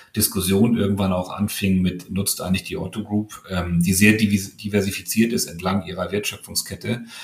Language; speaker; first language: German; native; German